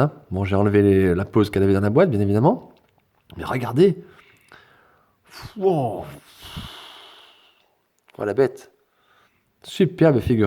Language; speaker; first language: French; native; French